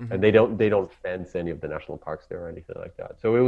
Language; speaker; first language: English; non-native, fluent; Hebrew